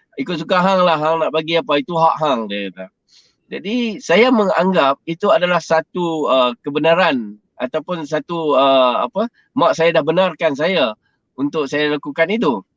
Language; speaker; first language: Malay; native; Malay